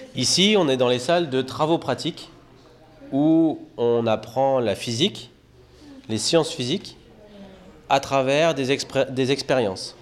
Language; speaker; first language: French; native; French